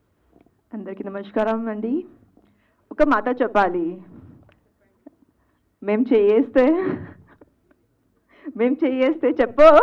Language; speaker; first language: Telugu; non-native, learner; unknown